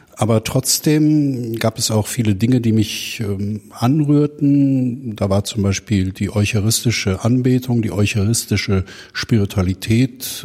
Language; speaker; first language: German; native; German